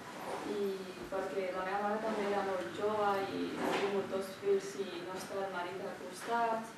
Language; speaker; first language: Catalan; early bilingual, other home language; Chinese